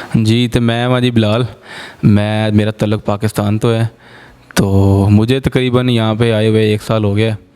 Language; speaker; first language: Urdu; non-native, local second language; Punjabi